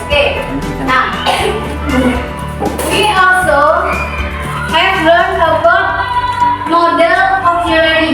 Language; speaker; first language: English; non-native, learner; Indonesian